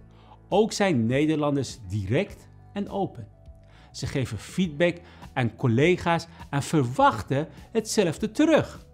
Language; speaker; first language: Dutch; non-native, fluent; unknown